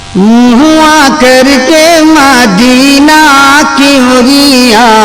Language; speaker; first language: Hindi; non-native, local second language; Bhojpuri